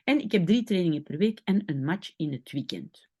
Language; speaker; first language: Dutch; non-native, fluent; French